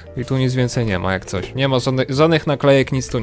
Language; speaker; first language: Polish; native; Polish